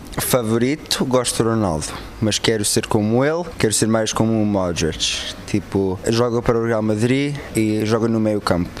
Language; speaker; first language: Portuguese; early bilingual, heritage; Portuguese